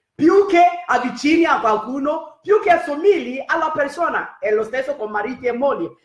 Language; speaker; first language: Italian; non-native, fluent; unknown